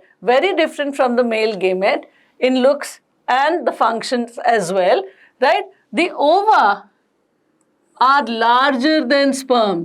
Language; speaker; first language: English; non-native, local second language; Hindi